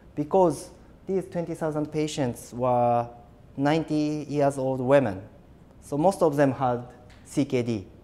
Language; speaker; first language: English; non-native, fluent; Japanese